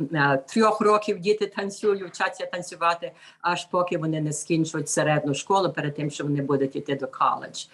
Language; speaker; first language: Ukrainian; early bilingual, heritage; Ukrainian